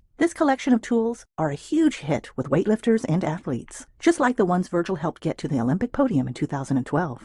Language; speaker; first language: English; native; English